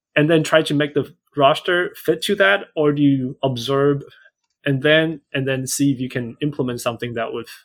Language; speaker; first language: English; native; English